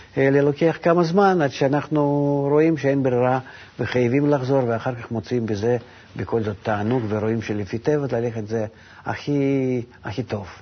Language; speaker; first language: Hebrew; non-native, fluent; Russian